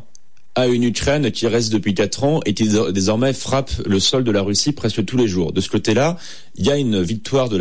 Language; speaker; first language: French; native; French